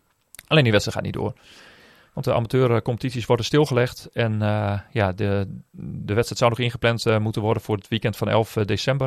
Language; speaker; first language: Dutch; native; Dutch